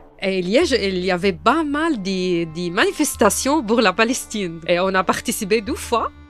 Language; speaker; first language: French; non-native, fluent; Arabic